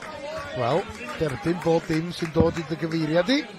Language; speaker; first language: Welsh; native; Welsh